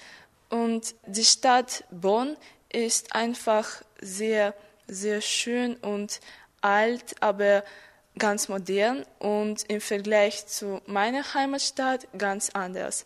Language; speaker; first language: German; non-native, fluent; Russian